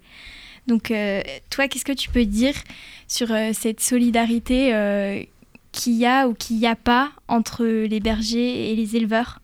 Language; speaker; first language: French; native; French